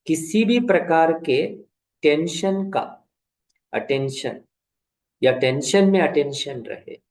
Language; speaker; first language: Hindi; non-native, local second language; Kannada